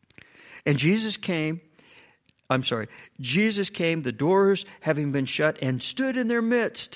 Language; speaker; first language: English; native; English